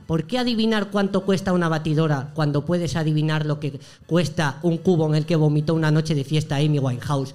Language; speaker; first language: Spanish; native; Spanish